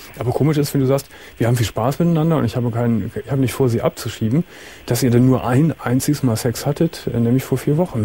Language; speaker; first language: German; native; German